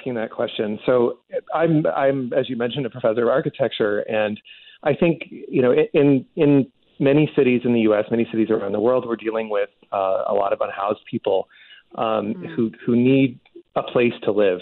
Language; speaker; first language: English; native; English